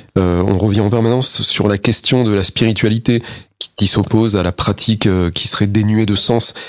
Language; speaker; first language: French; native; French